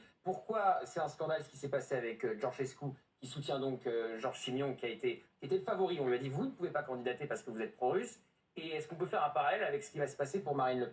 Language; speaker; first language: French; native; French